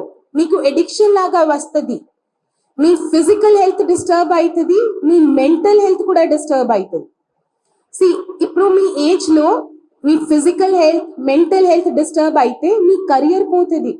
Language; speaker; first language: Telugu; non-native, fluent; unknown